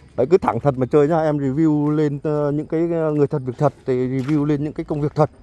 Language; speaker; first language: Vietnamese; non-native, local second language; Iu Mien